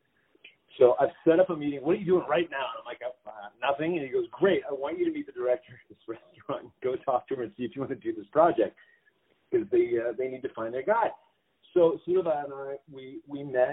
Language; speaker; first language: English; native; English